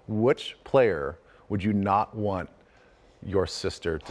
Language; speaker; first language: English; native; English